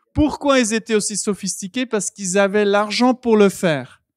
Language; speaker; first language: French; native; French